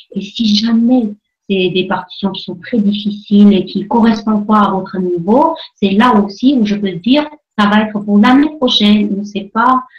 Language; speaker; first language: French; non-native, fluent; Armenian